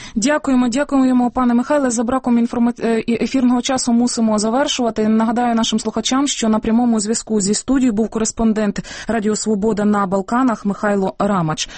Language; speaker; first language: Ukrainian; native; Ukrainian